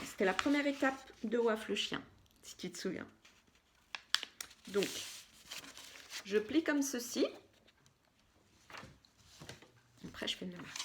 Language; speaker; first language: French; native; French